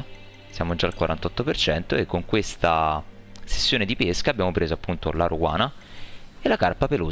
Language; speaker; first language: Italian; native; Italian